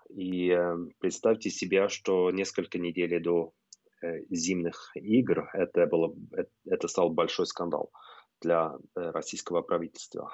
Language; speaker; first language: Russian; non-native, fluent; Norwegian